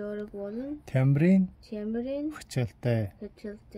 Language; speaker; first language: Mongolian; non-native, learner; Korean